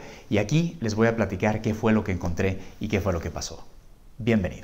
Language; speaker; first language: Spanish; native; Spanish